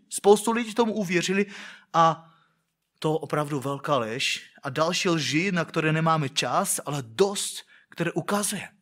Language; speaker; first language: Czech; non-native, fluent; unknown